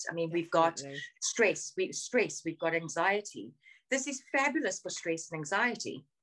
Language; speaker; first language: English; native; English